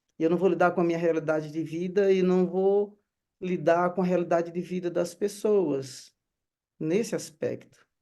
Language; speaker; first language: Portuguese; native; Portuguese